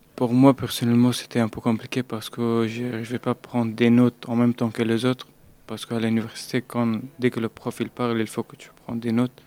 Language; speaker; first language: French; non-native, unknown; Persian